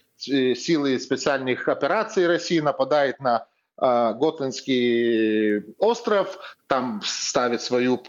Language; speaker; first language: Russian; non-native, fluent; Lithuanian